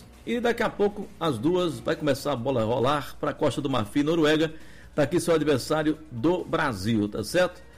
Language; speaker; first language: Portuguese; native; Portuguese